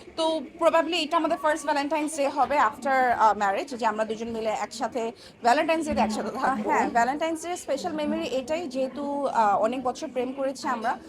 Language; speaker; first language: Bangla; native; Bangla